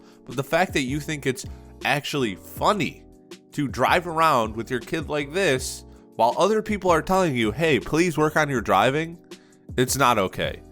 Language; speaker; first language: English; native; English